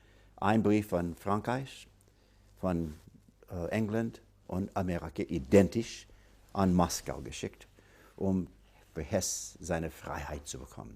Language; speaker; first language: German; non-native, fluent; English